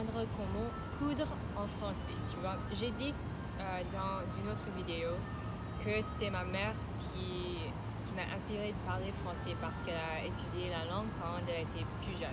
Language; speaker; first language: French; non-native, fluent; English